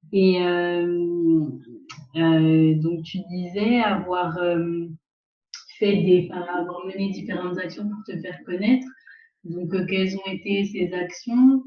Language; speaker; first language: French; native; French